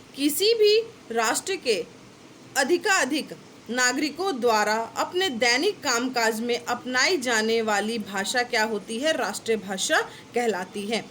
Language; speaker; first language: Hindi; native; Hindi